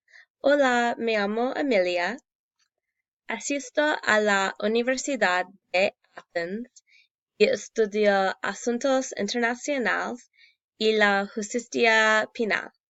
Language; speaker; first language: Spanish; non-native, learner; English